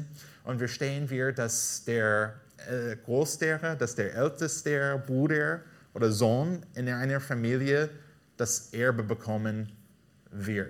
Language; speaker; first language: German; non-native, fluent; English